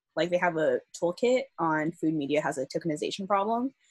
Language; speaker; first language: English; native; English